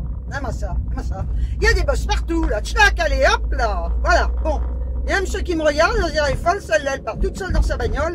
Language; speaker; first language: French; native; French